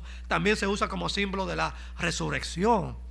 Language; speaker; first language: Spanish; native; Spanish